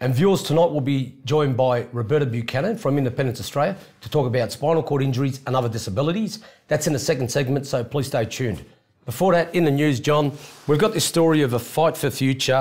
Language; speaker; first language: English; native; English